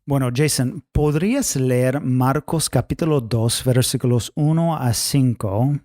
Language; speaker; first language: Spanish; non-native, fluent; English